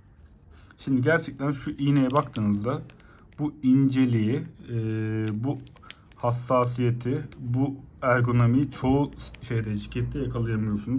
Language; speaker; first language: Turkish; native; Turkish